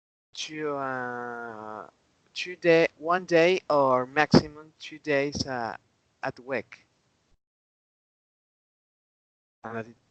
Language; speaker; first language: English; non-native, learner; Spanish